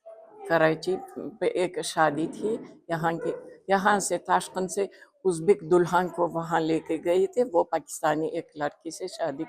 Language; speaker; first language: Hindi; non-native, fluent; Uzbek